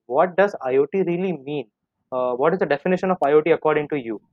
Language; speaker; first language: English; non-native, local second language; Hindi